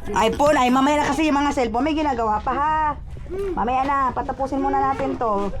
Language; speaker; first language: Filipino; non-native, local second language; Masbatenyo